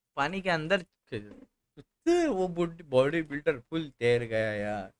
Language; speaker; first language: Hindi; non-native, local second language; Marathi